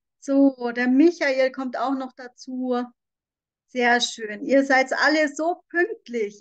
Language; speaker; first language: German; native; German